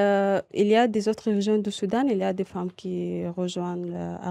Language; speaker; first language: French; non-native, learner; Arabic